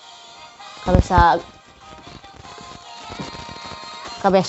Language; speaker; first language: Spanish; non-native, learner; Indonesian